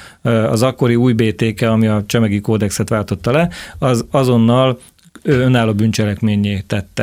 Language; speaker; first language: Hungarian; native; Hungarian